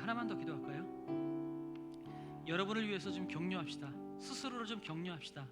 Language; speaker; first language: Korean; native; Korean